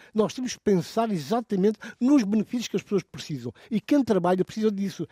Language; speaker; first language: Portuguese; non-native, local second language; Upper Guinea Crioulo